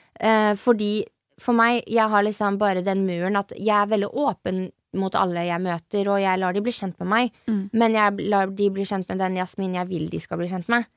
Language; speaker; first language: Norwegian; early bilingual, other home language; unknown